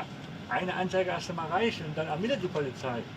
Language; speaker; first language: German; native; German